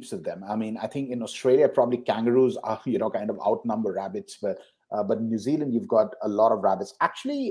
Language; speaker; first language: English; non-native, local second language; Hindi